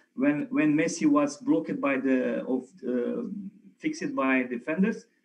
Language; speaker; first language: English; non-native, fluent; Romanian